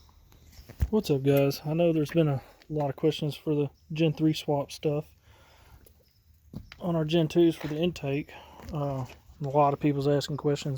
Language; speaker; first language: English; native; English